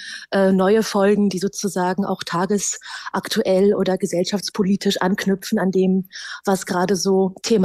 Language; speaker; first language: German; native; German